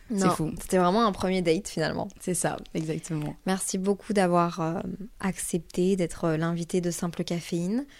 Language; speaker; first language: French; native; French